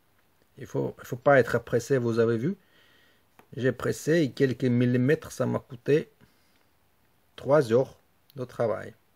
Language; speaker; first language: French; non-native, fluent; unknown